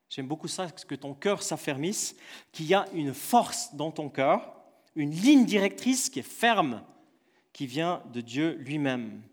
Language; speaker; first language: French; native; French